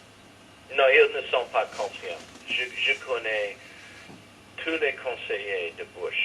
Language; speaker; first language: French; non-native, fluent; English